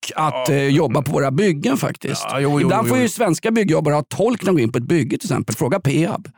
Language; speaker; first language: Swedish; native; Swedish